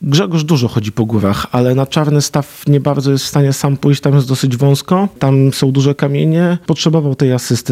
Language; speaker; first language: Polish; native; Polish